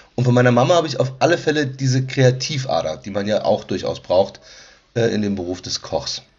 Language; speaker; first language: German; native; German